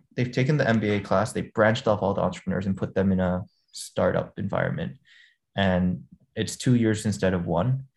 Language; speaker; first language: English; native; English